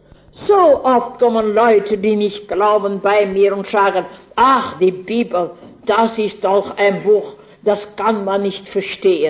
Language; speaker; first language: German; non-native, fluent; Dutch